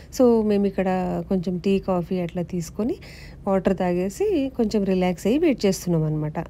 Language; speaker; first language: Telugu; native; Telugu